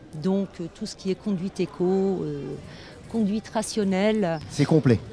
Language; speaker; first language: French; native; French